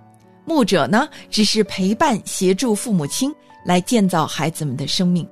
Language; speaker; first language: Chinese; native; Chinese